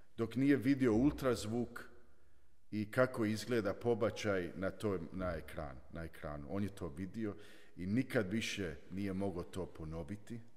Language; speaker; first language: Croatian; early bilingual, heritage; Croatian